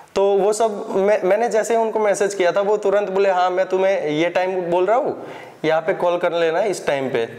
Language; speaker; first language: Hindi; non-native, local second language; Gujarati